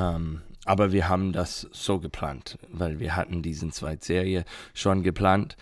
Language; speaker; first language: German; non-native, learner; English